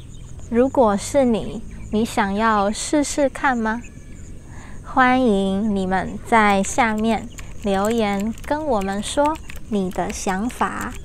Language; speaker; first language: Chinese; non-native, learner; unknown